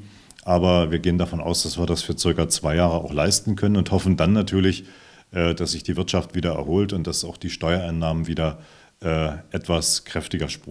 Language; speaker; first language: German; native; German